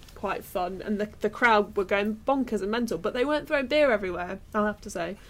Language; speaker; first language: English; native; English